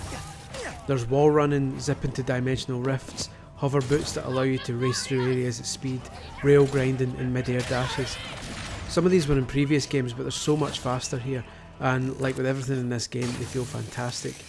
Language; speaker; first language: English; native; English